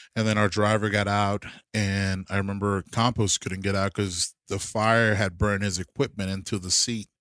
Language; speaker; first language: English; early bilingual, other home language; Spanish